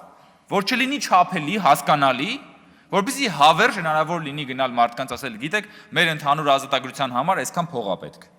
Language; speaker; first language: Armenian; native; Armenian